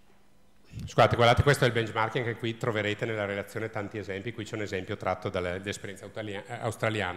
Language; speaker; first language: Italian; native; Italian